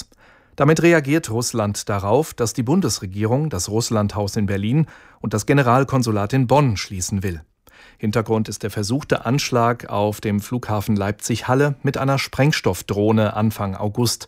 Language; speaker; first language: German; native; German